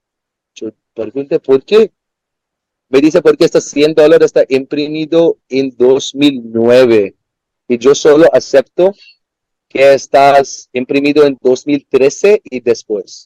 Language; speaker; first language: Spanish; non-native, learner; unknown